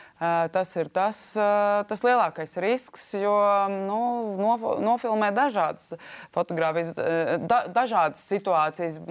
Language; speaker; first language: Latvian; non-native, local second language; Russian